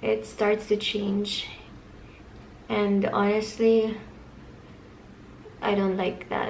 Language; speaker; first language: English; non-native, local second language; Filipino